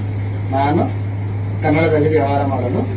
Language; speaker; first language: Kannada; non-native, learner; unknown